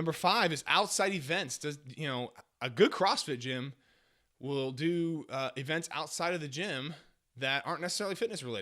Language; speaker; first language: English; native; English